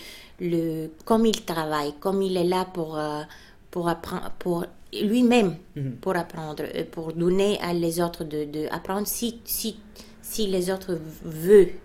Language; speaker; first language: French; non-native, fluent; Bulgarian